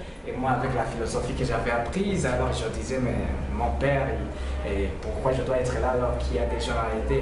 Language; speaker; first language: French; non-native, local second language; Rundi